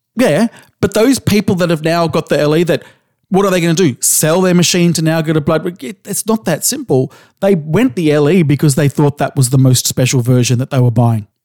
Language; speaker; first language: English; native; English